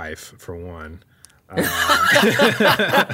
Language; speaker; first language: English; native; English